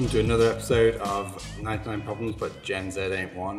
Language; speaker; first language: English; native; English